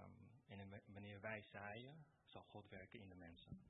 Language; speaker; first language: Dutch; early bilingual, other home language; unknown